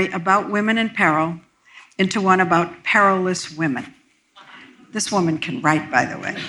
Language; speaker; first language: English; native; English